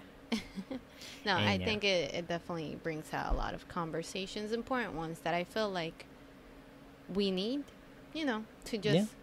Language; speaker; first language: English; non-native, fluent; Spanish